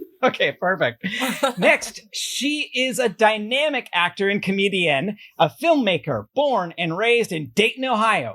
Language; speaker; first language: English; native; English